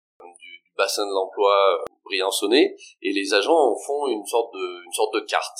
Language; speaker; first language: French; native; French